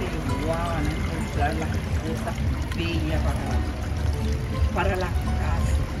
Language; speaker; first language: Spanish; non-native, local second language; Guarani